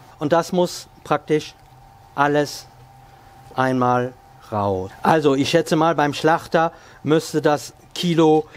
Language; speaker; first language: German; non-native, local second language; Swiss German